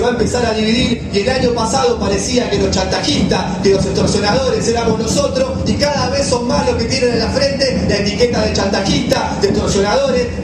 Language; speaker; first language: Spanish; native; Spanish